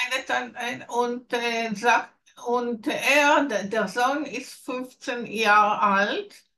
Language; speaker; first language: German; non-native, learner; Hebrew